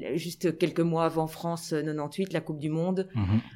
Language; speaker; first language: French; native; French